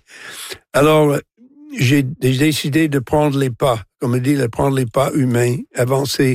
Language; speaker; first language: French; non-native, local second language; English